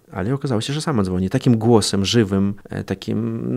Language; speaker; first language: Polish; early bilingual, other home language; Belarusian